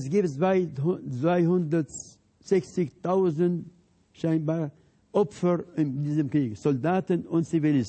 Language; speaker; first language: German; non-native, fluent; Arabic